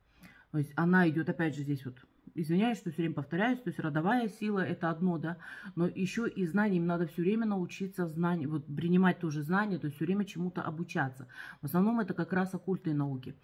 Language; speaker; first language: Russian; native; Russian